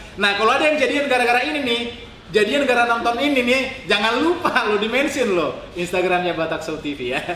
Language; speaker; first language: Indonesian; non-native, local second language; Batak Toba